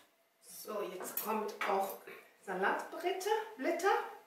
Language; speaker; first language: German; non-native, learner; Chinese